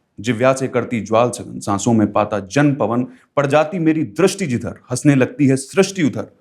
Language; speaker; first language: Hindi; native; Hindi